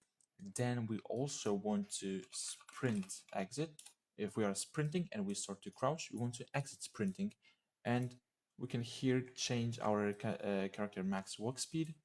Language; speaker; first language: English; non-native, fluent; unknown